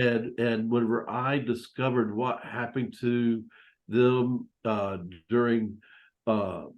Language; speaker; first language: English; native; English